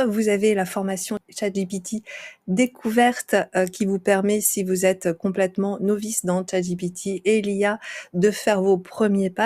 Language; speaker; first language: French; native; French